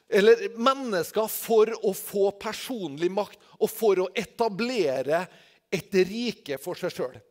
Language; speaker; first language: Norwegian; native; Norwegian